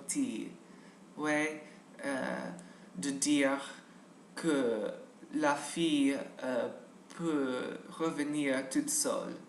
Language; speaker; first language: French; non-native, learner; English